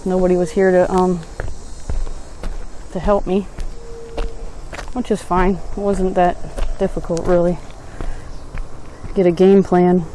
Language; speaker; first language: English; native; English